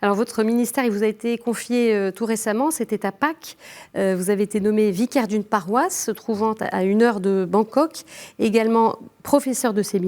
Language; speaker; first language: French; native; French